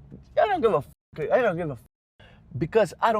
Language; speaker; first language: English; non-native, learner; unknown